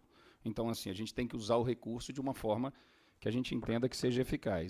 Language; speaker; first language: Portuguese; native; Portuguese